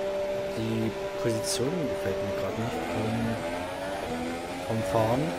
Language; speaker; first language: German; native; German